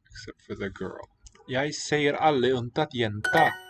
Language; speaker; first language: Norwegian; non-native, learner; English